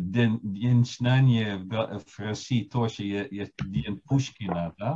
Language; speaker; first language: Russian; non-native, fluent; Dutch